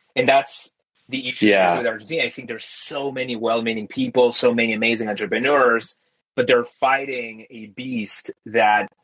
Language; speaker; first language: English; early bilingual, other home language; Spanish